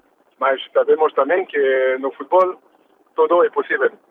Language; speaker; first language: Portuguese; early bilingual, heritage; French